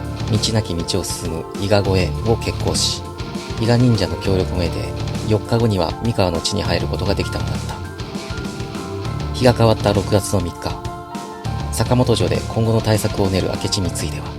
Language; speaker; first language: Japanese; native; Japanese